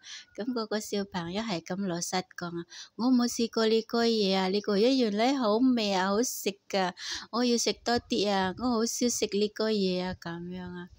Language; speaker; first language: Cantonese; non-native, fluent; Indonesian